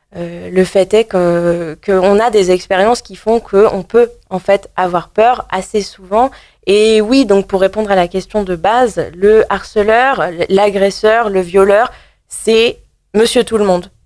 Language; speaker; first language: French; native; French